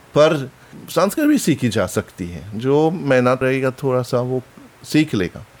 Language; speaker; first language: Hindi; non-native, fluent; German